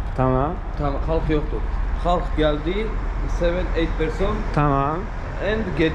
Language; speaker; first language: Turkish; non-native, learner; Armenian